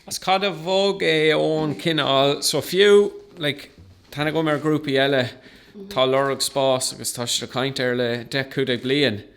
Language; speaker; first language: Irish; non-native, local second language; English